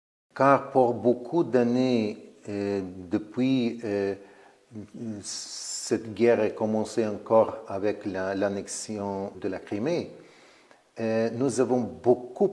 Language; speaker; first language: French; non-native, fluent; Ukrainian